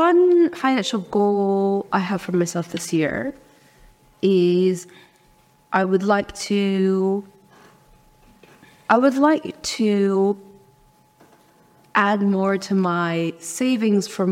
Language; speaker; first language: English; early bilingual, other home language; Chinese